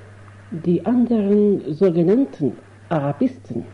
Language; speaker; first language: German; non-native, fluent; Arabic